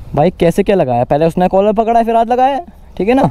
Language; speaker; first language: Hindi; native; Hindi